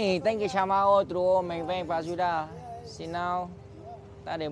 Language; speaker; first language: Portuguese; non-native, learner; Vietnamese